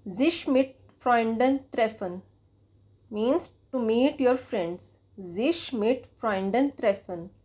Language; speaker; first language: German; non-native, fluent; Hindi